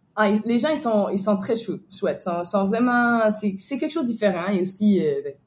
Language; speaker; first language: French; native; French